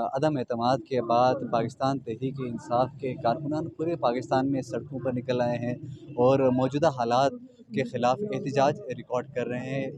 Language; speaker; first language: Urdu; non-native, local second language; Balti